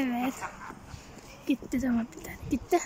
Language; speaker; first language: Turkish; non-native, learner; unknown